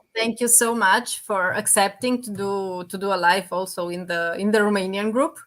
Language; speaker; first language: English; non-native, fluent; Romanian